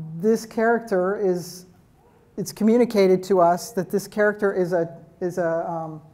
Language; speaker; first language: English; native; English